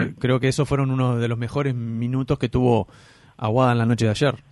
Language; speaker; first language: Spanish; native; Spanish